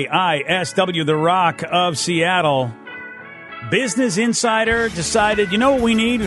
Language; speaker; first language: English; native; English